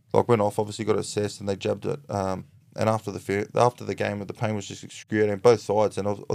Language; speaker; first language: English; native; English